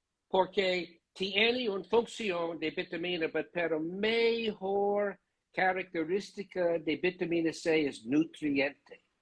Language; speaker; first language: Spanish; non-native, learner; English